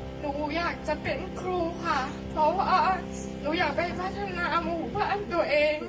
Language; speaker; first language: Thai; non-native, local second language; Hmong